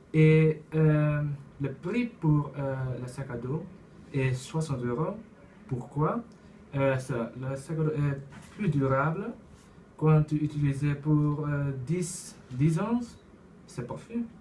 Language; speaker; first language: French; non-native, learner; Dutch